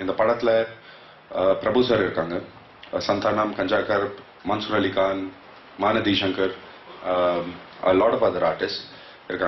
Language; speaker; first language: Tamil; non-native, local second language; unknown